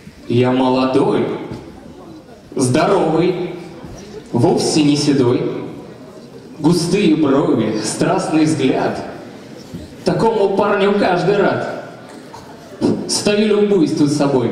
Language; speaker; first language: Russian; native; Russian